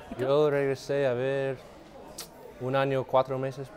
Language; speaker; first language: Spanish; non-native, learner; English